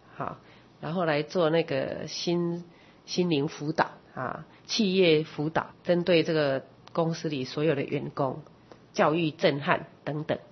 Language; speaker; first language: Chinese; native; Chinese